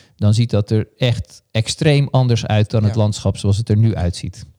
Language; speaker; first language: Dutch; native; Dutch